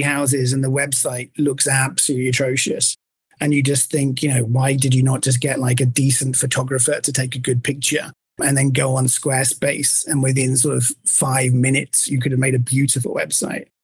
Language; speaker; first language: English; native; English